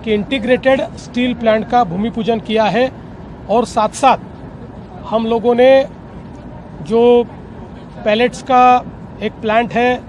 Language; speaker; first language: Hindi; non-native, local second language; Marathi